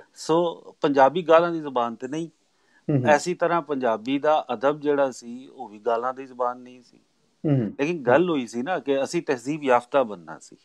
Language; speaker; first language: Punjabi; non-native, local second language; Urdu